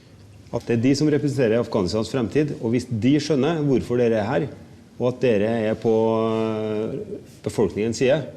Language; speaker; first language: Norwegian; native; Norwegian